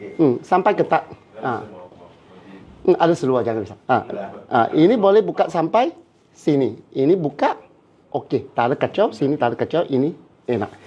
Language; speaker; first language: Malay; non-native, local second language; Cantonese